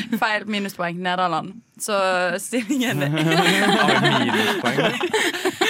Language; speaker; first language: Norwegian; native; Norwegian